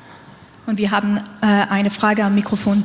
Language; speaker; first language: German; non-native, learner; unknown